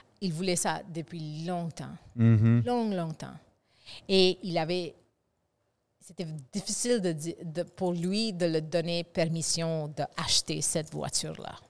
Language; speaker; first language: French; non-native, fluent; English